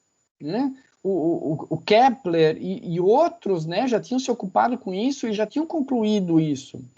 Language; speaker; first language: Portuguese; native; Portuguese